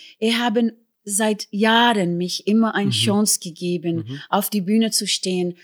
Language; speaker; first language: German; non-native, fluent; English